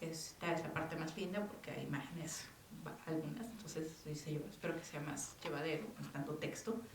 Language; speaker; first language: Spanish; native; Spanish